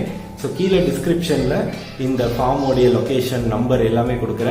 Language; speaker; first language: Tamil; native; Tamil